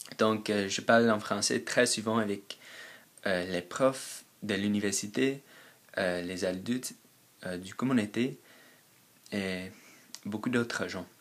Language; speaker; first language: French; non-native, fluent; English